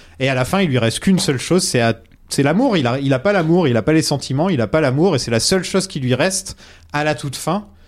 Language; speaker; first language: French; native; French